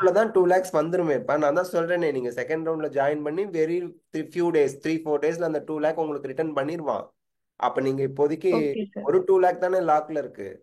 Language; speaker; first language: Tamil; native; Tamil